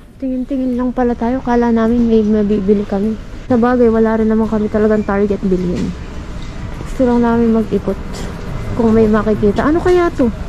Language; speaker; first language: Filipino; native; Filipino